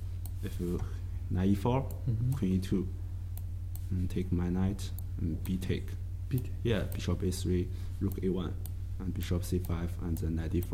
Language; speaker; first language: English; non-native, learner; Chinese